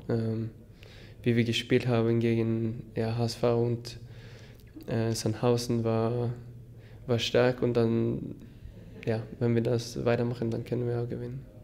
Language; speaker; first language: German; non-native, fluent; Norwegian